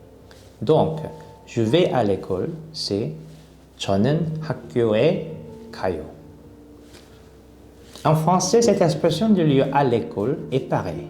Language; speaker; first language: French; non-native, fluent; Korean